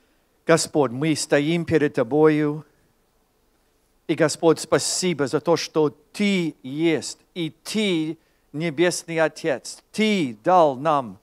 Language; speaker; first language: Russian; non-native, fluent; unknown